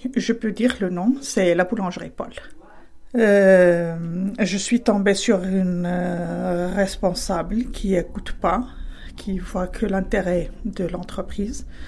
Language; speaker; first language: French; non-native, fluent; Spanish